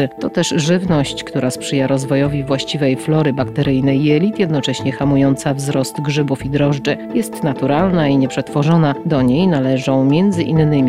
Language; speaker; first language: Polish; native; Polish